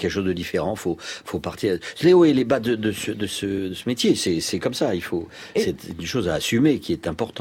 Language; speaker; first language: French; native; French